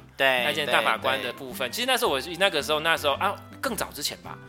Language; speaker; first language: Chinese; native; Chinese